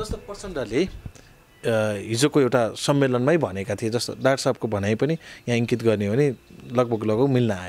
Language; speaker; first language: Nepali; native; Nepali